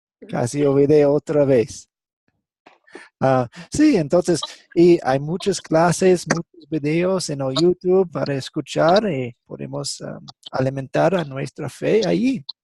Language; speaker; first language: Spanish; non-native, fluent; English